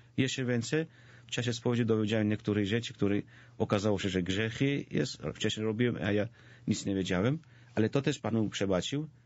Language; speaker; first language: Polish; non-native, fluent; Georgian